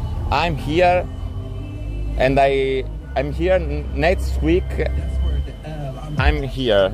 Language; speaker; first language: English; non-native, learner; Italian